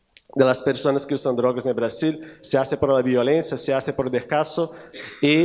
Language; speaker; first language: Spanish; non-native, learner; Portuguese